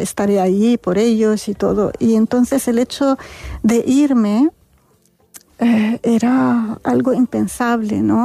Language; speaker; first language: Spanish; non-native, fluent; Arabic